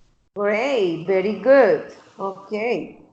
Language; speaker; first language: English; non-native, fluent; Spanish